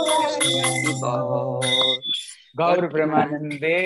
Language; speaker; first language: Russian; non-native, learner; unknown